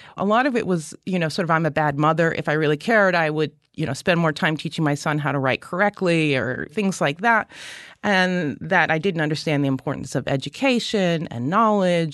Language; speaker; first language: English; native; English